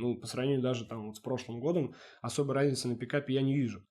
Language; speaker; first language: Russian; native; Russian